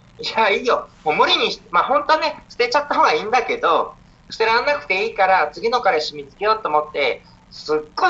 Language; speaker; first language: Japanese; native; Japanese